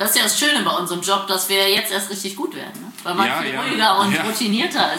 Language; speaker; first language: German; native; German